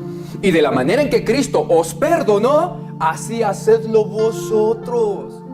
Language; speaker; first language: Spanish; native; Spanish